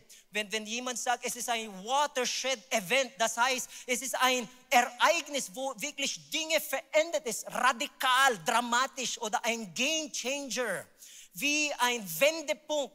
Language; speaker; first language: German; non-native, learner; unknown